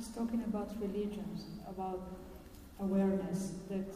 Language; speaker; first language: English; non-native, fluent; Italian